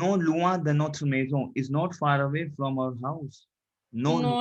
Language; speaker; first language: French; non-native, fluent; Hindi